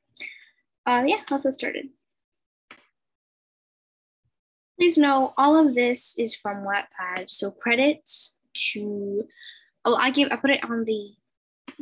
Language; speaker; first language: English; non-native, fluent; Spanish